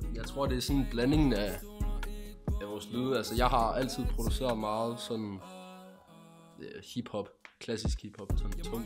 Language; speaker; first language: Danish; native; Danish